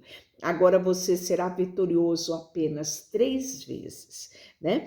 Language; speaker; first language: Portuguese; native; Portuguese